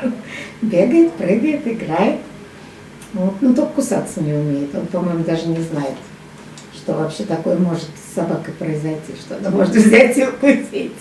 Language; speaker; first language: Russian; native; Russian